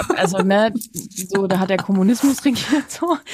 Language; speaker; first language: German; native; German